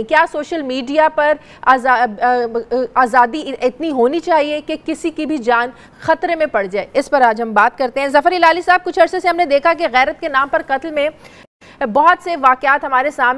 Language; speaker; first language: Urdu; native; Urdu